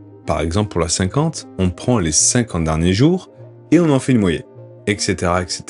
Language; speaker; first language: French; native; French